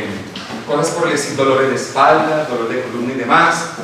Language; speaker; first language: Spanish; native; Spanish